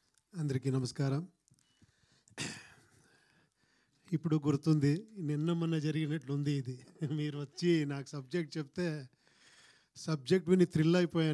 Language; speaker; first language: Telugu; non-native, fluent; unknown